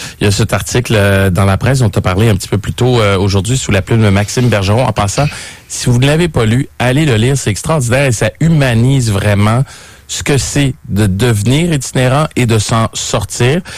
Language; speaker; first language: French; native; French